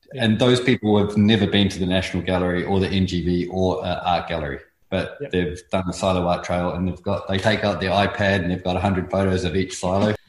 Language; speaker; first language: English; native; English